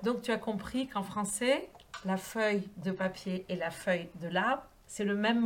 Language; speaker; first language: French; native; French